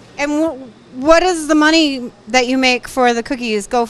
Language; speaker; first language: English; native; English